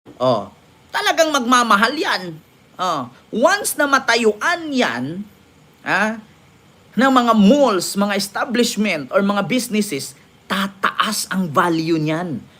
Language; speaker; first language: Filipino; native; Filipino